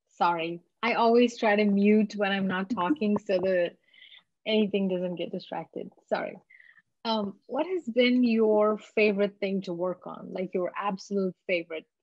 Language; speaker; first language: English; native; English